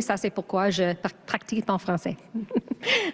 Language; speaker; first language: French; non-native, learner; English